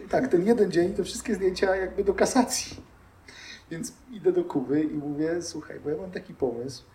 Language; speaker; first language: Polish; native; Polish